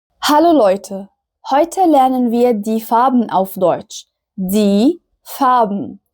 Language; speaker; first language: German; non-native, fluent; Arabic